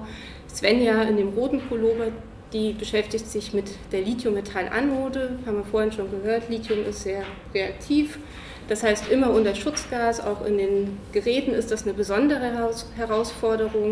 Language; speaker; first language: German; native; German